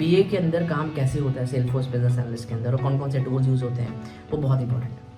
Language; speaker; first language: Hindi; native; Hindi